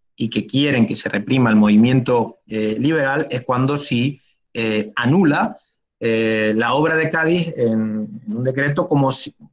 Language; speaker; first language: Spanish; native; Spanish